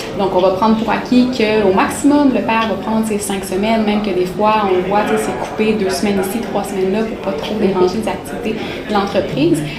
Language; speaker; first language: French; native; French